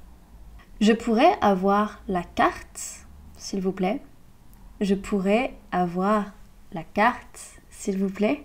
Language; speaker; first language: French; native; French